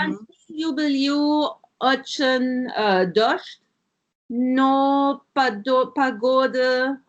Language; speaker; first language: Russian; non-native, learner; German